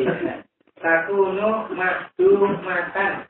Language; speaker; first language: Arabic; non-native, learner; Indonesian